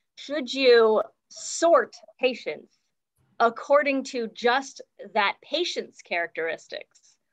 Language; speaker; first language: English; native; English